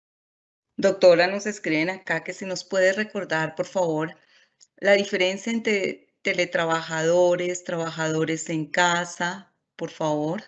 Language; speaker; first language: Spanish; native; Spanish